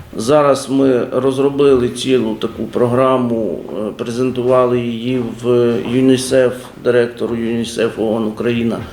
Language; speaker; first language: Ukrainian; native; Ukrainian